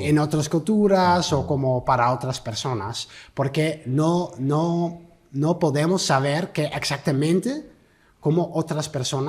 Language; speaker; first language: Spanish; non-native, learner; Dutch